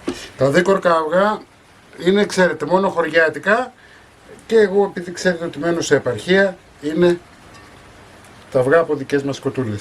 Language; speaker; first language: Greek; native; Greek